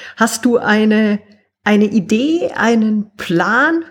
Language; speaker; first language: German; native; German